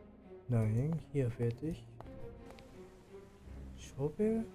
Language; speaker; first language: German; non-native, learner; Japanese